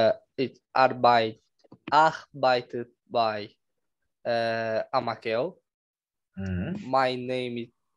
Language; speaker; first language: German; non-native, learner; Portuguese